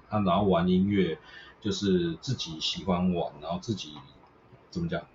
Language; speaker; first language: Chinese; native; Chinese